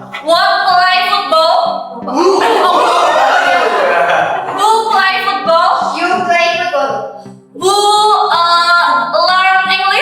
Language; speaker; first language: English; non-native, learner; Indonesian